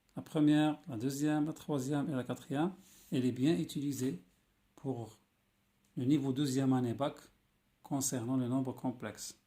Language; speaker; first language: French; non-native, local second language; Arabic